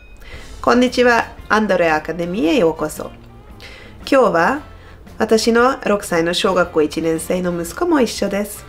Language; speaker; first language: Japanese; non-native, fluent; Hungarian